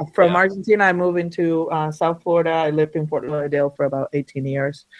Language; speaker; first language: English; early bilingual, other home language; Spanish